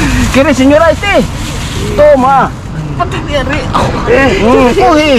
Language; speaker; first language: Spanish; non-native, learner; Filipino